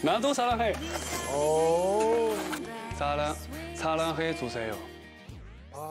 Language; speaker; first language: Korean; non-native, learner; Chinese